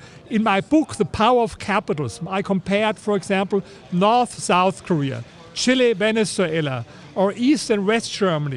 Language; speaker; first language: English; non-native, fluent; German